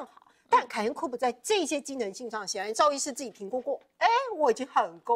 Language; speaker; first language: Chinese; native; Chinese